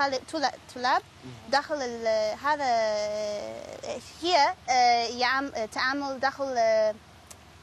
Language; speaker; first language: Arabic; non-native, learner; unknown